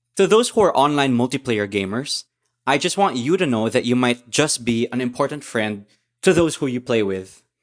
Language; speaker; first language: English; non-native, local second language; Filipino